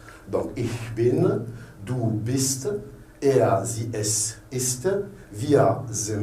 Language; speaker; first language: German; non-native, fluent; Arabic